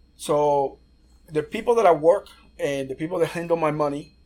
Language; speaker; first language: English; non-native, fluent; Spanish